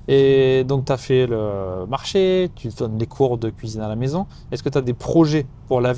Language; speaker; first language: French; native; French